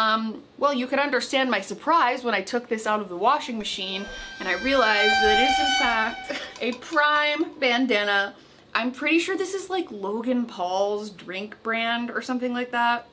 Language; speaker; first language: English; native; English